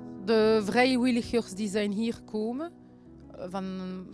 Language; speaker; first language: Dutch; non-native, learner; French